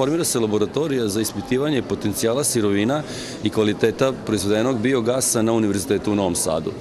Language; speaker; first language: Serbian; native; Serbian